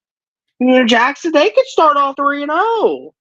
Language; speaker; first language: English; native; English